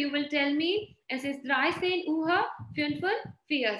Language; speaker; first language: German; non-native, fluent; Hindi